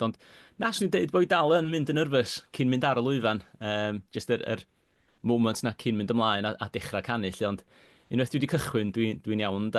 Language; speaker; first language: Welsh; native; Welsh